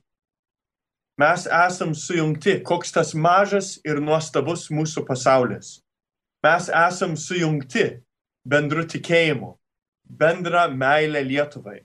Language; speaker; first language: Lithuanian; early bilingual, heritage; Lithuanian